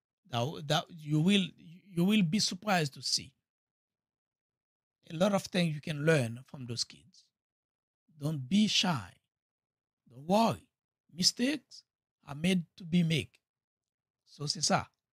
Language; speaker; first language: English; non-native, fluent; Haitian Creole